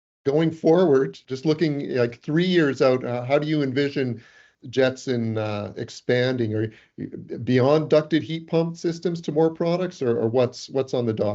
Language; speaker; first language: English; native; English